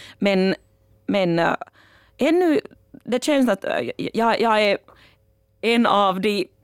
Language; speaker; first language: Swedish; non-native, local second language; Finnish